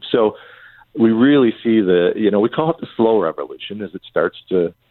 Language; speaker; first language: English; native; English